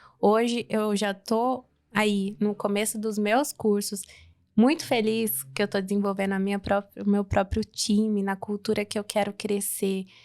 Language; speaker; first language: Portuguese; native; Portuguese